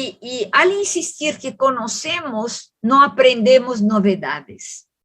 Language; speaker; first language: Spanish; non-native, fluent; Portuguese